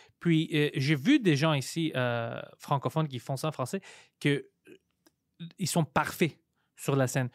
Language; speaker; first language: French; non-native, local second language; Greek